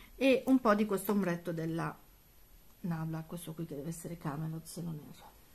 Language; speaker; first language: Italian; native; Italian